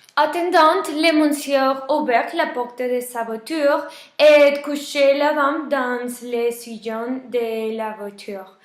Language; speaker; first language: French; non-native, learner; Spanish